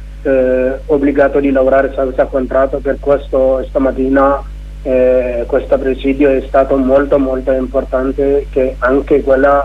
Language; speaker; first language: Italian; non-native, learner; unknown